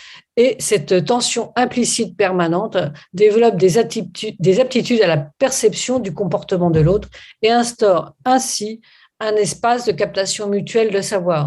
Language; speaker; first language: French; native; French